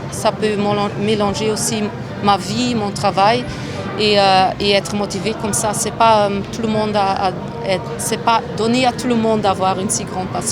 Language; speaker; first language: French; non-native, fluent; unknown